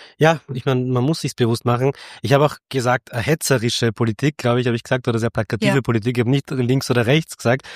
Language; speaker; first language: German; early bilingual, other home language; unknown